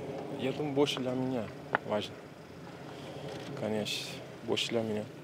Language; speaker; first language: Russian; non-native, learner; Portuguese